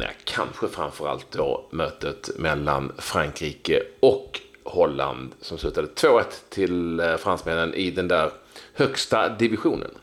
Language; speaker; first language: Swedish; native; Swedish